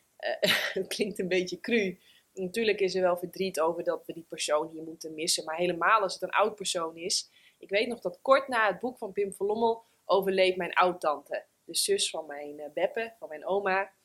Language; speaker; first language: Dutch; native; Dutch